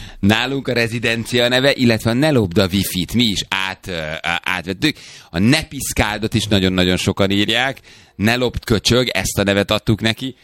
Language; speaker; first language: Hungarian; native; Hungarian